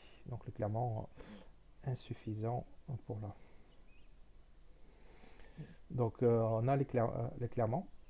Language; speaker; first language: French; native; French